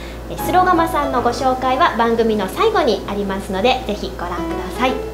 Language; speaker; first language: Japanese; native; Japanese